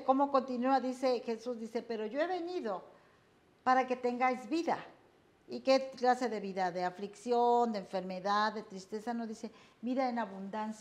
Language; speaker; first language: Spanish; native; Spanish